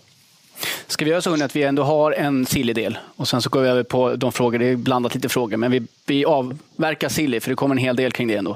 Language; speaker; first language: Swedish; native; Swedish